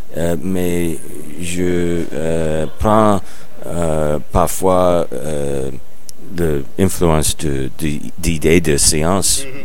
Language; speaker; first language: French; non-native, learner; English